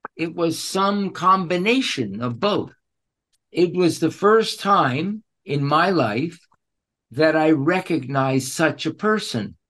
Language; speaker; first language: English; early bilingual, other home language; Spanish